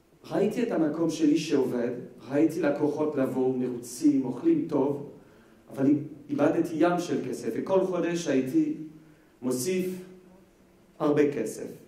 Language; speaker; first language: Hebrew; non-native, fluent; French